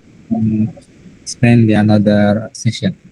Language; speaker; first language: English; non-native, learner; Indonesian